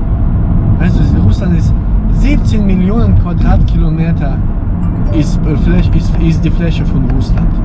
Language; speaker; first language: German; non-native, fluent; Ukrainian